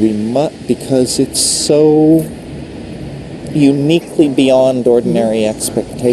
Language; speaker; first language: English; native; English